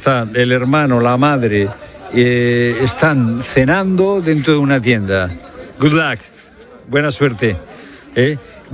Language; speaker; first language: Spanish; native; Spanish